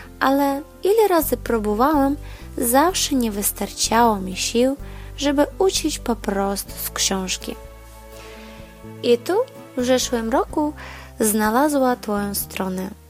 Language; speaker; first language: Polish; non-native, learner; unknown